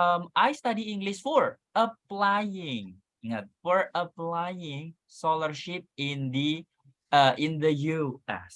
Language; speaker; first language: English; non-native, fluent; Indonesian